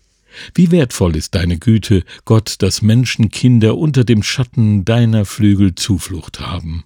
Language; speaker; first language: German; native; German